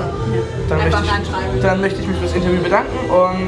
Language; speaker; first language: German; native; German